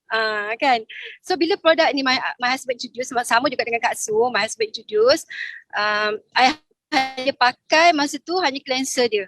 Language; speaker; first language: Malay; native; Malay